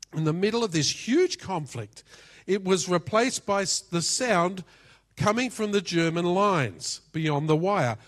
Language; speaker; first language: English; native; English